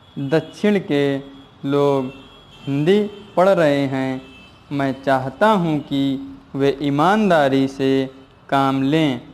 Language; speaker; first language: Hindi; native; Hindi